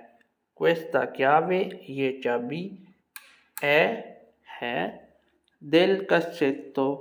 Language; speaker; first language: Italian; non-native, fluent; Urdu